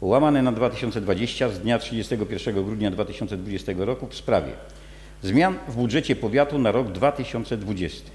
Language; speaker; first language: Polish; native; Polish